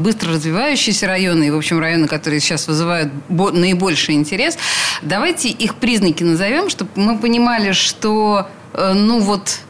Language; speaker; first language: Russian; native; Russian